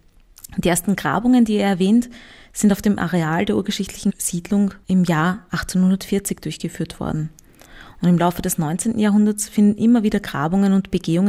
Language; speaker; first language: German; native; German